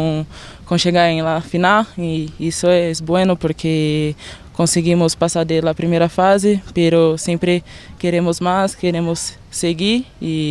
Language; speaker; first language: Spanish; non-native, learner; Portuguese